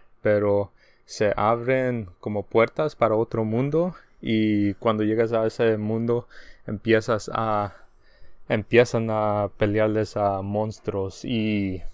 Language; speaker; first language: Spanish; early bilingual, heritage; Spanish